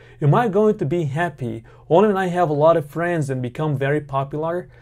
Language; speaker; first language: English; non-native, fluent; Portuguese